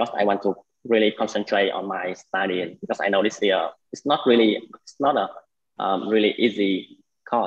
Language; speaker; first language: English; non-native, learner; Vietnamese